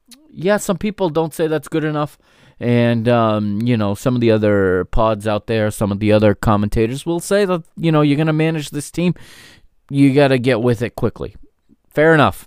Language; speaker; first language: English; native; English